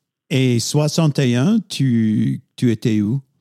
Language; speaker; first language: French; non-native, fluent; English